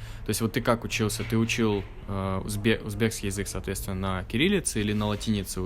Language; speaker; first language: Russian; native; Russian